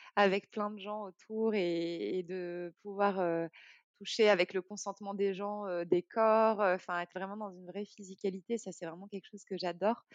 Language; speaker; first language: French; native; French